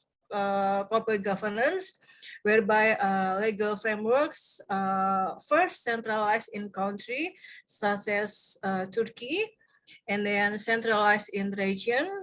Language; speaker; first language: English; non-native, fluent; Indonesian